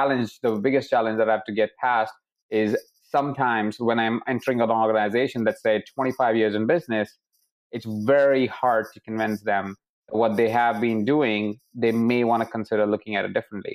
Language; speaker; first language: English; non-native, local second language; Hindi